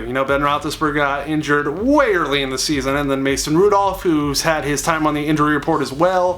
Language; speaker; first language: English; native; English